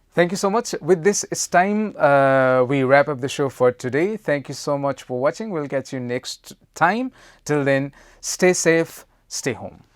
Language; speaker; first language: English; non-native, local second language; Nepali